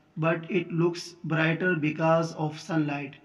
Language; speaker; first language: English; non-native, local second language; Urdu